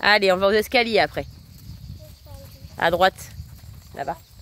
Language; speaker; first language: French; native; French